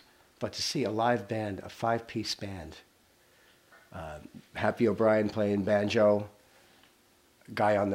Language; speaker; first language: English; native; English